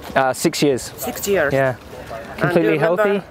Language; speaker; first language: English; native; English